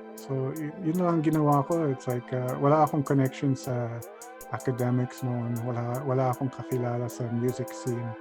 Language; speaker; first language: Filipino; non-native, fluent; English